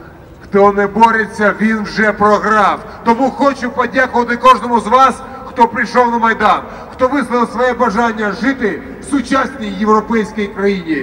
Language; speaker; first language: Ukrainian; non-native, local second language; Russian